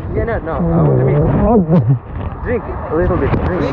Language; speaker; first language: English; non-native, learner; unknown